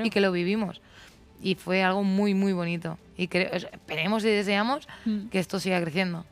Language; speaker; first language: Spanish; native; Spanish